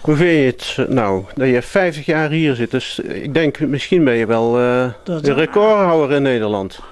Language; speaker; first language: Dutch; native; Dutch